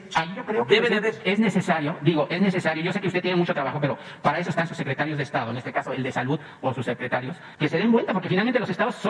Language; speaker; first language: Spanish; native; Spanish